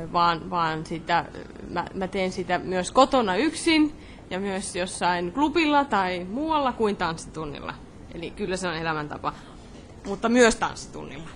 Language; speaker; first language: Finnish; non-native, fluent; Polish